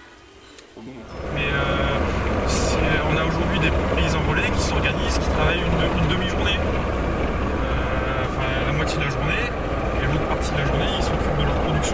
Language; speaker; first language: French; native; French